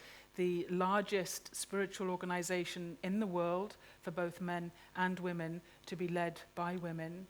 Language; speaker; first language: English; native; English